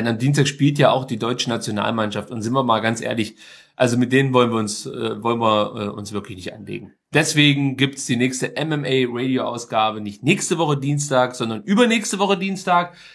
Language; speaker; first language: German; native; German